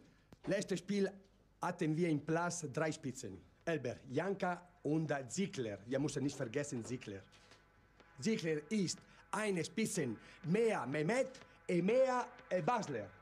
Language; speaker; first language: German; non-native, learner; Italian